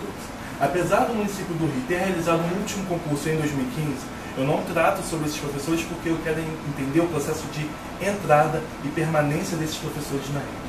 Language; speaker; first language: Portuguese; native; Portuguese